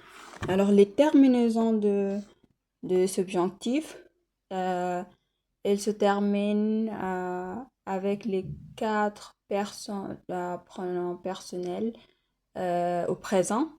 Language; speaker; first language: French; non-native, learner; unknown